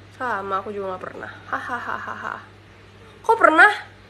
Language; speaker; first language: Indonesian; native; Indonesian